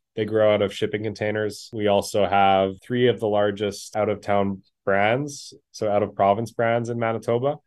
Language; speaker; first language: English; native; English